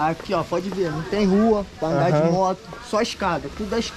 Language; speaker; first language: Portuguese; native; Portuguese